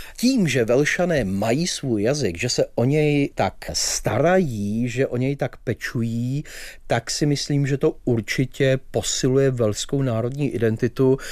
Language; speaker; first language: Czech; native; Czech